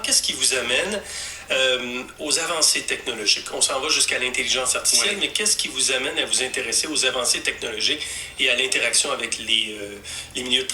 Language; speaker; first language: French; native; French